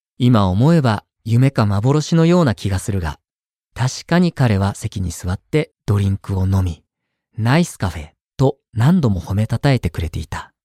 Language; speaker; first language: Japanese; native; Japanese